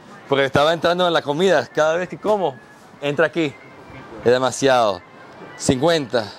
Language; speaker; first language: Spanish; early bilingual, heritage; Spanish